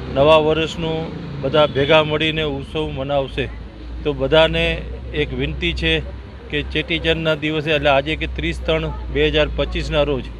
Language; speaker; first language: Gujarati; non-native, local second language; Sindhi